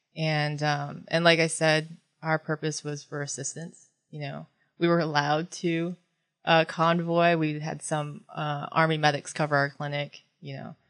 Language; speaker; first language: English; early bilingual, other home language; Filipino